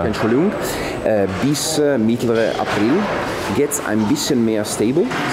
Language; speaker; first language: German; non-native, fluent; Italian